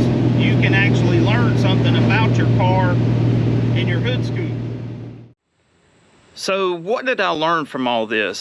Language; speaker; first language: English; native; English